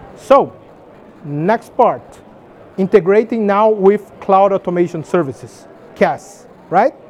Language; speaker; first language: English; non-native, fluent; Portuguese